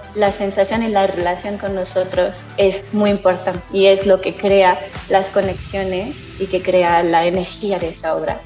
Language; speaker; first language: Spanish; non-native, fluent; French